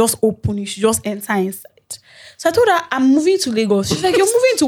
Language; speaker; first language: English; non-native, local second language; Yoruba